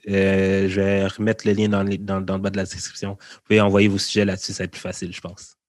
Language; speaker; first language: French; early bilingual, other home language; Haitian Creole